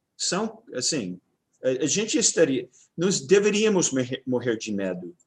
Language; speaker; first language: Portuguese; non-native, fluent; English